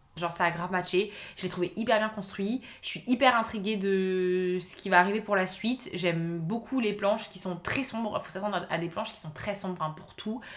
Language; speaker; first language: French; native; French